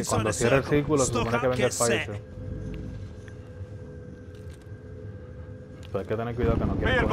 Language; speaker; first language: Spanish; native; Spanish